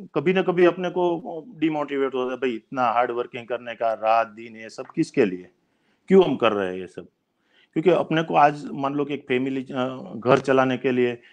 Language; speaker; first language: Hindi; non-native, local second language; Gujarati